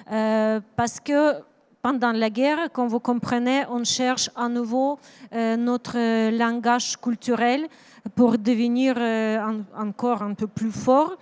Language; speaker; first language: French; non-native, learner; Ukrainian